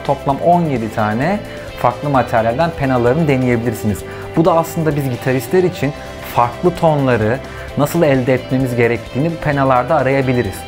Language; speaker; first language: Turkish; native; Turkish